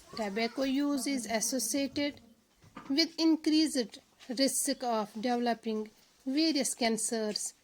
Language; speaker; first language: English; non-native, local second language; Urdu